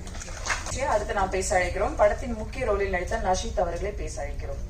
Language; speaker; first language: Tamil; native; Tamil